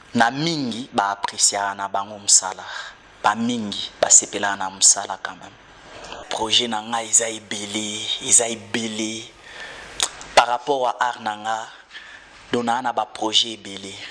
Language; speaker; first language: Lingala; non-native, local second language; Swahili